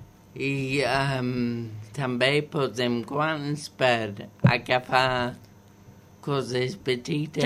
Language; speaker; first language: Catalan; non-native, learner; English